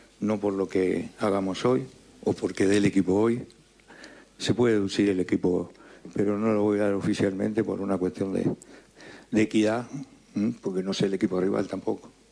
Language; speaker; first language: Spanish; native; Spanish